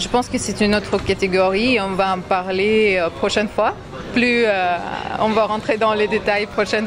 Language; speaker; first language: French; non-native, fluent; Russian